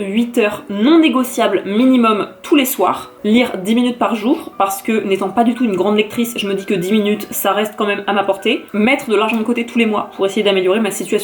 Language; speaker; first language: French; native; French